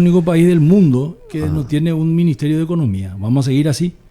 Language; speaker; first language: Spanish; native; Spanish